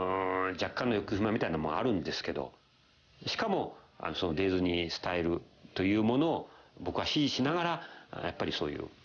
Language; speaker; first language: Japanese; native; Japanese